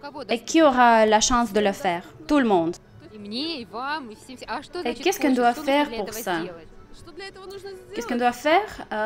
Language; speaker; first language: French; non-native, fluent; Russian